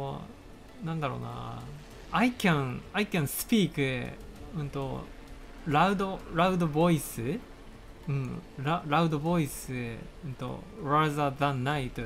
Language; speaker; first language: English; non-native, learner; Japanese